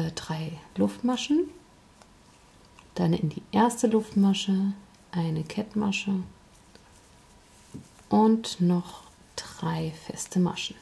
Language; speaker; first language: German; native; German